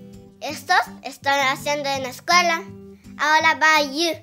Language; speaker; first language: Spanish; early bilingual, heritage; Spanish